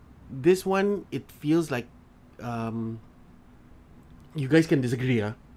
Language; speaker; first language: English; non-native, local second language; Malay